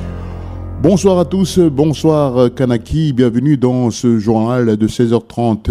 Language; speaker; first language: French; native; French